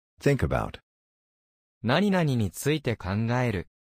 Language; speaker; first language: Japanese; native; Japanese